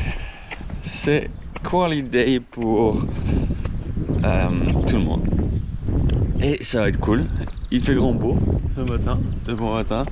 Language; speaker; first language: French; native; French